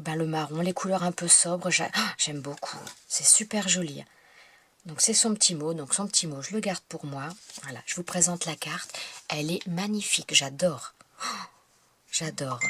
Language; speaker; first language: French; native; French